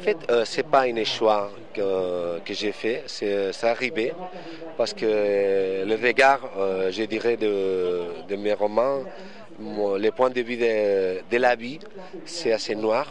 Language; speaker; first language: French; non-native, fluent; Spanish